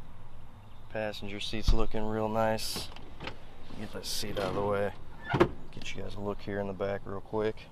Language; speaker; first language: English; native; English